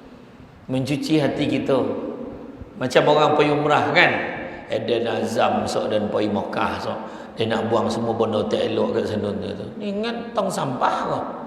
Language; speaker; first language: Malay; native; Malay